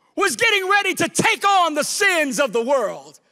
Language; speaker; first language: English; native; English